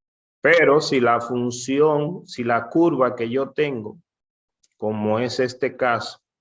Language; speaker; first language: Spanish; native; Spanish